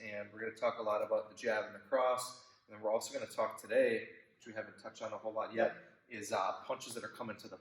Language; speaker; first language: English; native; English